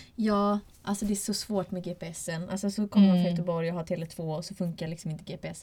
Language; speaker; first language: Swedish; native; Swedish